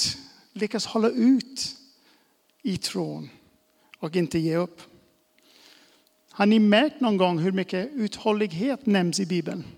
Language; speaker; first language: Swedish; non-native, fluent; English